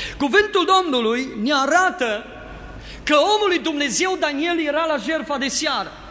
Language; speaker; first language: Romanian; native; Romanian